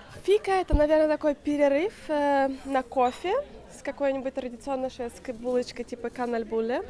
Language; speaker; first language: Russian; native; Russian